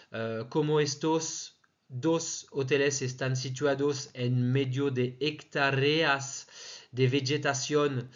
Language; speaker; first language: Spanish; non-native, fluent; French